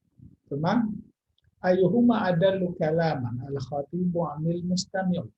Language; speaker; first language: Arabic; non-native, fluent; Indonesian